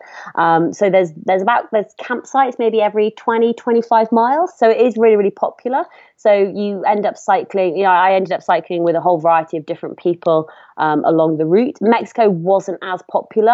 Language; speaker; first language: English; native; English